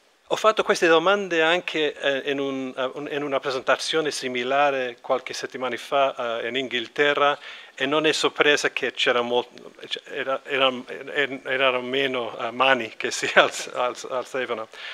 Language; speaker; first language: Italian; non-native, learner; English